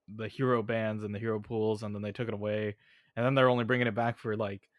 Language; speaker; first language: English; native; English